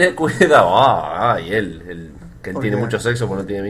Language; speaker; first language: Spanish; native; Spanish